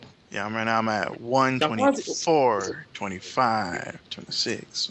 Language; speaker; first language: English; native; English